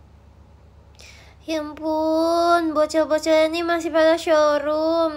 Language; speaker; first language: Indonesian; native; Indonesian